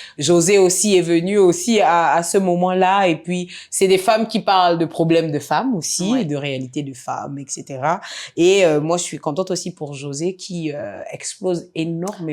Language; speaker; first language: French; native; French